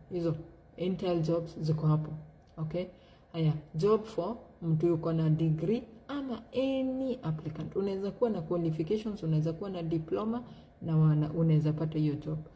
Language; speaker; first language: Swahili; native; Swahili